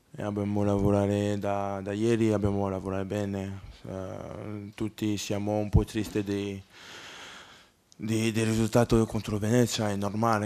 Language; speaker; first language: Italian; non-native, learner; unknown